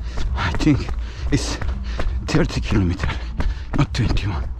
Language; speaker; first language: English; non-native, learner; Persian